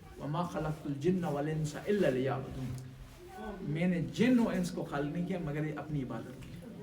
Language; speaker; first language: Urdu; non-native, local second language; Punjabi